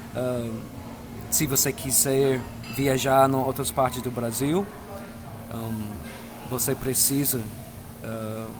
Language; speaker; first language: Portuguese; non-native, fluent; English